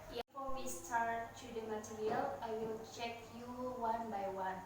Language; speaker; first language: English; non-native, learner; Indonesian